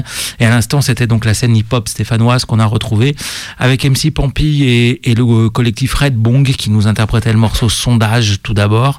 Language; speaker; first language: French; native; French